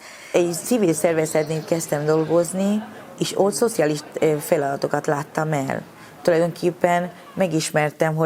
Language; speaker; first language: Hungarian; non-native, fluent; Spanish